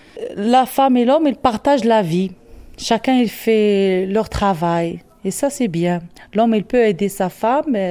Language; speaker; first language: French; non-native, learner; Arabic